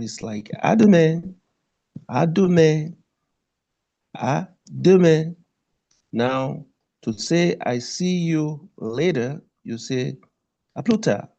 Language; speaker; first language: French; non-native, fluent; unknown